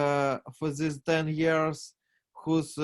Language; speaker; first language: English; non-native, learner; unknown